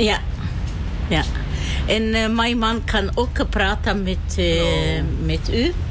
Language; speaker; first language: Dutch; non-native, learner; Italian